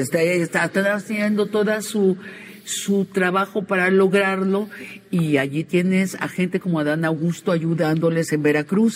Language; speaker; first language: Spanish; native; Spanish